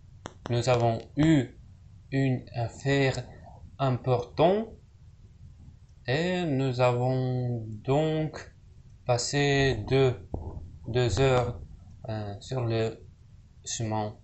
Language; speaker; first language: French; non-native, learner; Russian